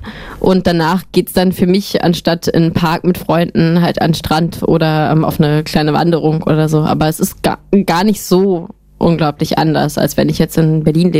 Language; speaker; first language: German; native; German